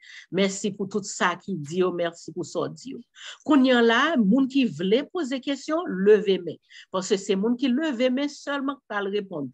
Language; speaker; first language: French; non-native, local second language; Haitian Creole